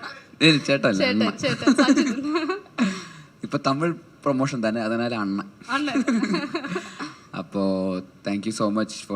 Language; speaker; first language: Tamil; non-native, learner; Malayalam